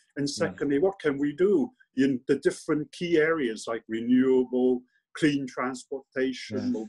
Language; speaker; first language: English; non-native, local second language; Cantonese